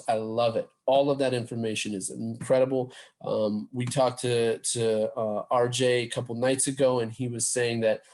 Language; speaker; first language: English; non-native, fluent; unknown